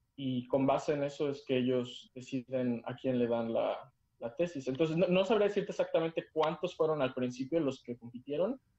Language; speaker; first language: Spanish; native; Spanish